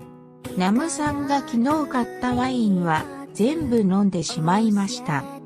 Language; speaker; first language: Japanese; non-native, learner; English